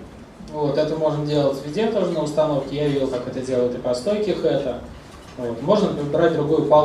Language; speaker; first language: Russian; native; Russian